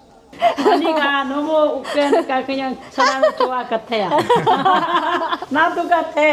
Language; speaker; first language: Korean; non-native, learner; Vietnamese